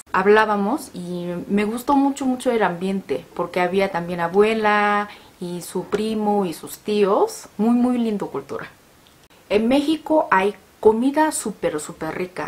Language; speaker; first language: Spanish; non-native, learner; Korean